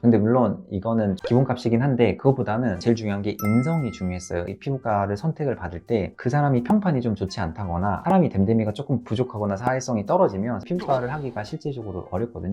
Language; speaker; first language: Korean; native; Korean